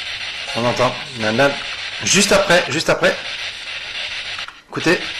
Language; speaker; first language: French; native; French